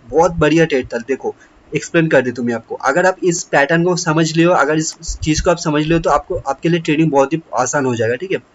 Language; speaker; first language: Hindi; non-native, local second language; Bangla